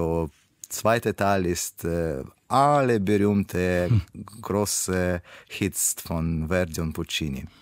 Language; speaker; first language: German; non-native, learner; Russian